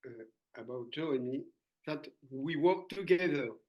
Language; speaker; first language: English; non-native, learner; French